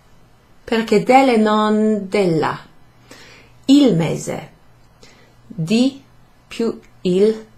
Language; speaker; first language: Italian; non-native, fluent; English